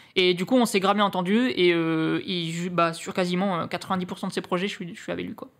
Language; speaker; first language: French; native; French